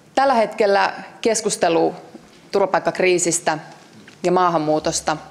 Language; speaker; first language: Finnish; native; Finnish